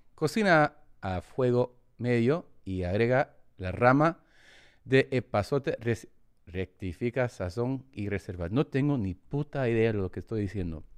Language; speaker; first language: Spanish; early bilingual, heritage; English